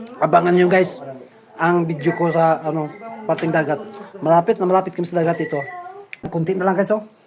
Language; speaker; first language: Filipino; non-native, local second language; Cebuano